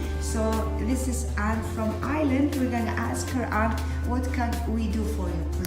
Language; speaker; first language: English; non-native, fluent; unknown